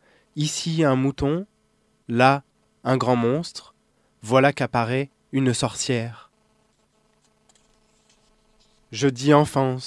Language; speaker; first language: French; native; French